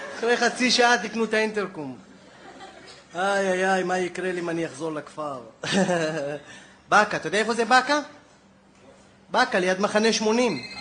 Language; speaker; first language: Hebrew; non-native, local second language; Arabic